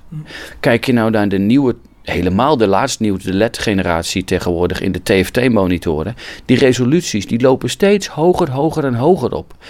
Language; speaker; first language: Dutch; native; Dutch